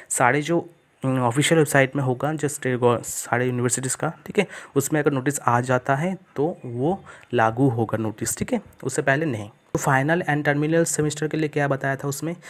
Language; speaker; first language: Hindi; non-native, local second language; Bangla